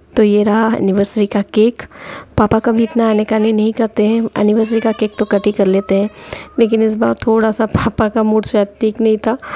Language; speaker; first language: Hindi; non-native, local second language; Odia